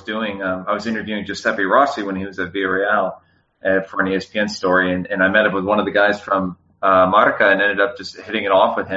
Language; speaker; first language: English; native; English